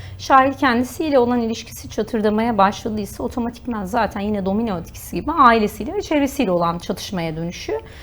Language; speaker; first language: Turkish; native; Turkish